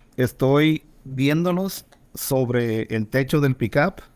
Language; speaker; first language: Spanish; native; Spanish